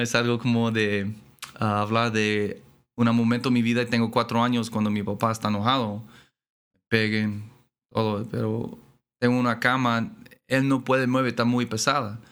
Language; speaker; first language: Spanish; non-native, learner; English